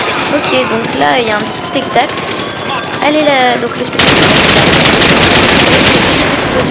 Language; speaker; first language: French; native; French